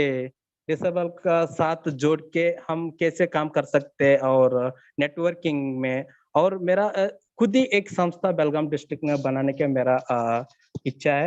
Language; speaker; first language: Hindi; non-native, learner; Kannada